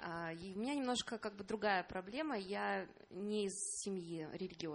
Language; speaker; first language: Russian; native; Russian